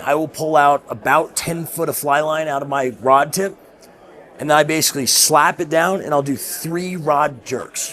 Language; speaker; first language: English; native; English